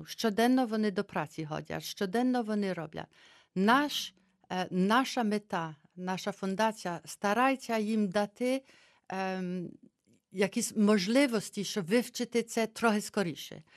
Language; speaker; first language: Ukrainian; early bilingual, heritage; Ukrainian